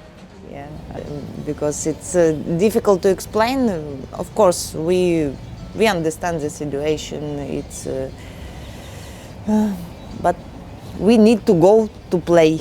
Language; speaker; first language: English; non-native, learner; Ukrainian